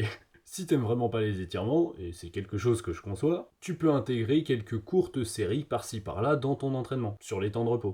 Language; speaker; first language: French; native; French